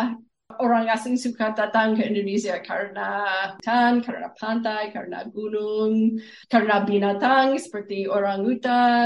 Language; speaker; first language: Indonesian; non-native, fluent; English